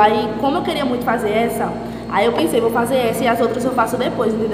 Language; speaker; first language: Portuguese; native; Portuguese